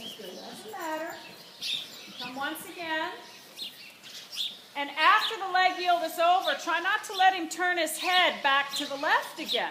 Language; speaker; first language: English; native; English